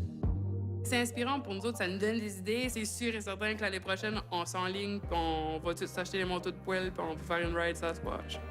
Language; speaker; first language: French; native; French